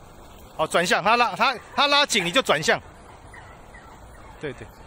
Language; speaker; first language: Chinese; native; Chinese